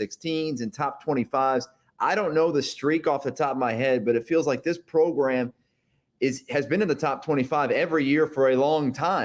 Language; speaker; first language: English; native; English